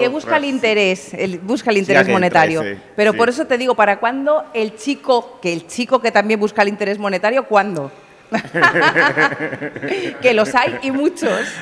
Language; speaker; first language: Spanish; native; Spanish